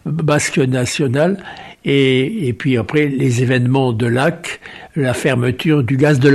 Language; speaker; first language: French; native; French